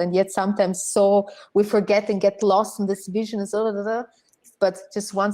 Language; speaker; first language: English; non-native, fluent; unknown